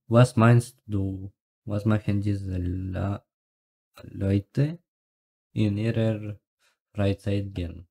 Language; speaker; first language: German; non-native, learner; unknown